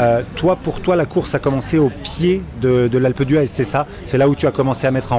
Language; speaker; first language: French; native; French